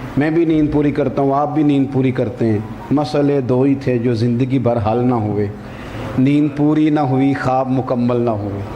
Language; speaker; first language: Urdu; non-native, local second language; Punjabi